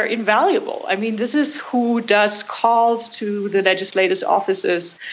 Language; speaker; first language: English; non-native, fluent; German